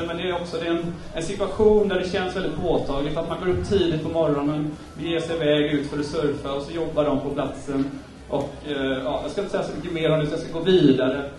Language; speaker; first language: Swedish; native; Swedish